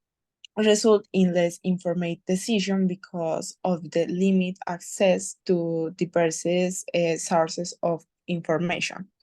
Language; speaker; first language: English; non-native, learner; Spanish